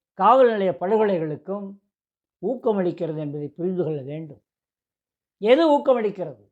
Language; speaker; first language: Tamil; native; Tamil